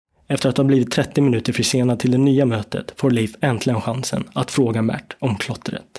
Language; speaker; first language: Swedish; native; Swedish